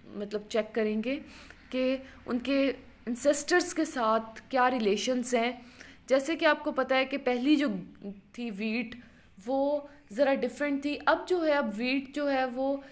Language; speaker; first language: Urdu; non-native, local second language; Punjabi